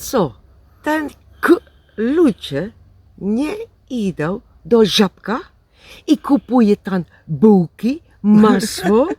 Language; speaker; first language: Polish; non-native, learner; Dutch